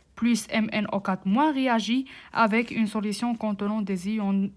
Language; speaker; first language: French; non-native, local second language; Arabic